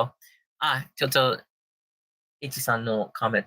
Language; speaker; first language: Japanese; non-native, learner; English